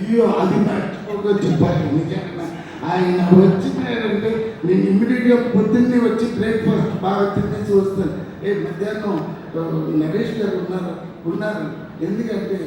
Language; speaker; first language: Telugu; non-native, fluent; Tamil